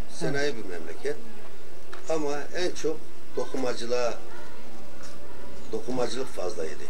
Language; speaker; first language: Turkish; native; Turkish